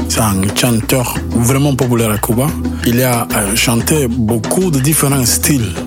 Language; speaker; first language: French; non-native, learner; Spanish